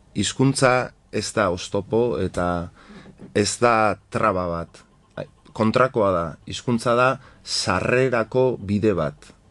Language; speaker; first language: Basque; non-native, local second language; Spanish